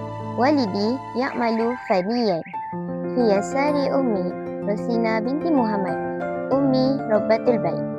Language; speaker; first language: Arabic; non-native, learner; Malay